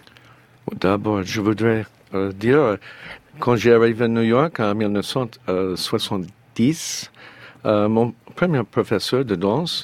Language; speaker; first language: French; non-native, learner; English